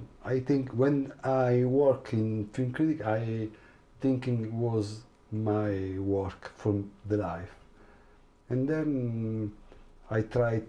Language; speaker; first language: English; non-native, learner; Italian